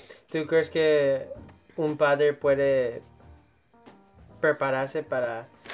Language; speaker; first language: Spanish; early bilingual, heritage; Spanish